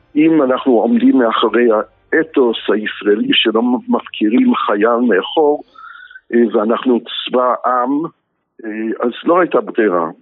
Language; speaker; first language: Hebrew; non-native, fluent; English